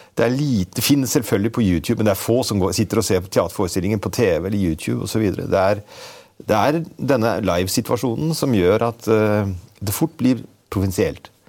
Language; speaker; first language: Norwegian; native; Norwegian